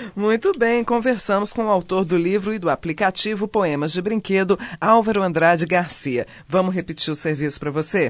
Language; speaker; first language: Portuguese; native; Portuguese